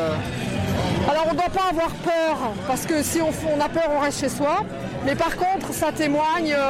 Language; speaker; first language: French; native; French